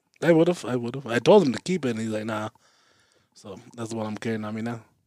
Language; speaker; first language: English; early bilingual, other home language; Spanish